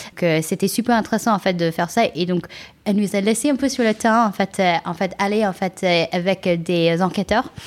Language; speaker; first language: French; non-native, fluent; English